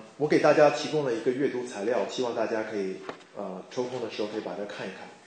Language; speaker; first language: Chinese; native; Chinese